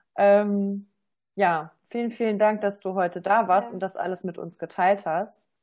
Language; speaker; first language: German; native; German